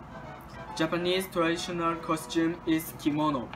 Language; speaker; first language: English; non-native, learner; Japanese